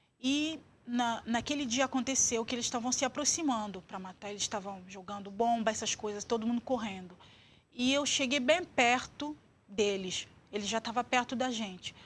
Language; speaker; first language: Portuguese; non-native, fluent; Swahili